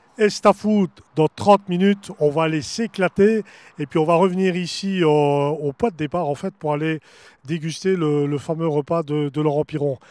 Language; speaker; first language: French; native; French